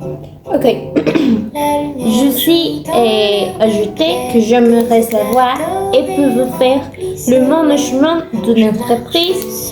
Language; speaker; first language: French; non-native, learner; Spanish